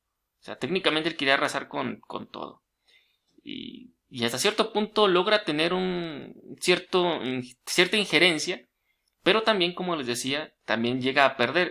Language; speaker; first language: Spanish; native; Spanish